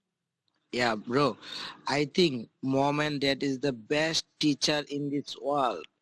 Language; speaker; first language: English; non-native, local second language; Bangla